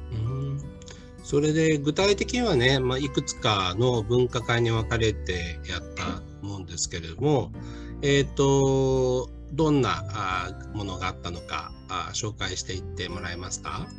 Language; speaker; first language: Japanese; native; Japanese